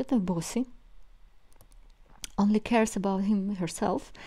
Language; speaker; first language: English; non-native, fluent; Russian